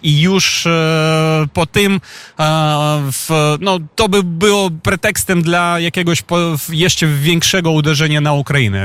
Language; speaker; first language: Polish; non-native, fluent; Ukrainian